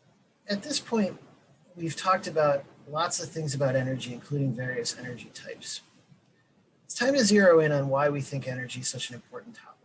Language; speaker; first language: English; native; English